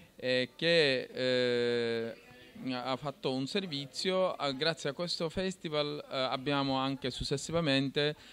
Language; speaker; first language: Italian; non-native, fluent; Bangla